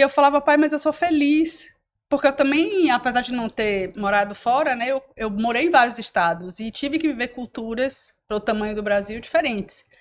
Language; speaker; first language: Portuguese; native; Portuguese